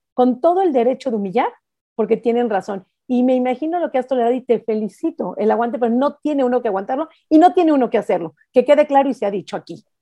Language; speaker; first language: Spanish; native; Spanish